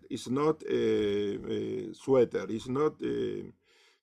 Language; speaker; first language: English; non-native, learner; Spanish